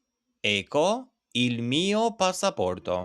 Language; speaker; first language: Italian; non-native, fluent; Albanian